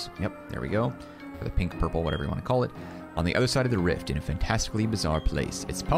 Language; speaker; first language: English; native; English